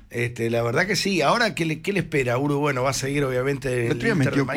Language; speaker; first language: Spanish; native; Spanish